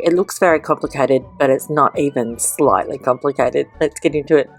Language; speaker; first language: English; native; English